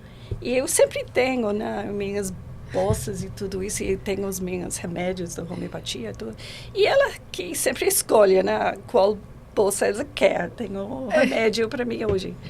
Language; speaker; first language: Portuguese; non-native, learner; English